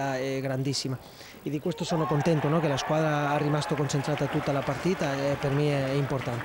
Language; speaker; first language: Italian; non-native, fluent; Spanish